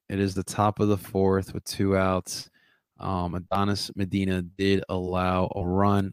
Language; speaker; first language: English; native; English